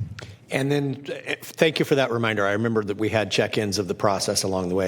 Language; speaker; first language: English; native; English